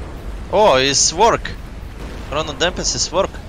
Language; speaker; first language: English; non-native, learner; Russian